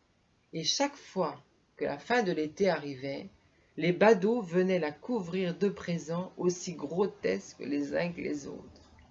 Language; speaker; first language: French; native; French